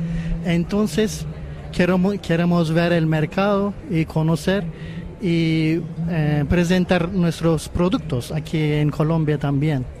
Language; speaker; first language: Spanish; non-native, fluent; Turkish